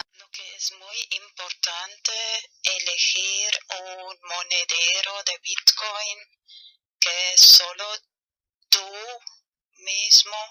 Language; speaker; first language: Spanish; non-native, learner; German